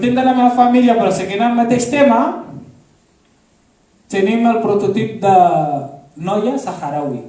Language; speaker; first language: Catalan; early bilingual, other home language; Arabic